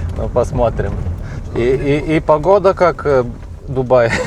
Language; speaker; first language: Russian; non-native, learner; Lithuanian